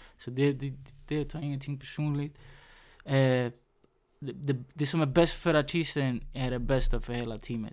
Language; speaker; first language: Swedish; early bilingual, other home language; Spanish